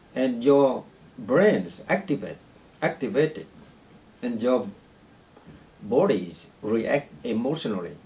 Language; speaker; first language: English; non-native, fluent; Vietnamese